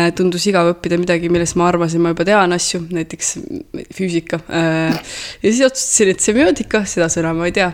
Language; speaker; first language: Estonian; early bilingual, heritage; Estonian